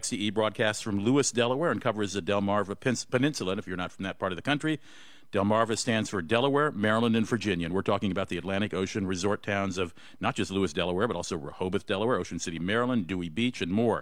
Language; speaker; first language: English; native; English